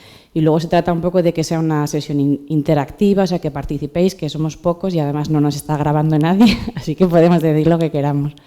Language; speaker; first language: Spanish; native; Spanish